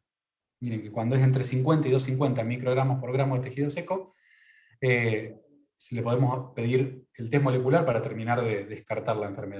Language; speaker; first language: Spanish; native; Spanish